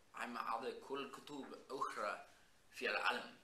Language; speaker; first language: Arabic; non-native, learner; English